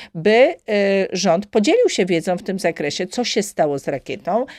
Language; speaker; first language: Polish; native; Polish